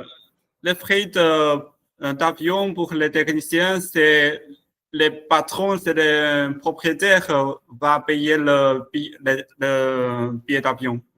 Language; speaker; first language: French; non-native, learner; Chinese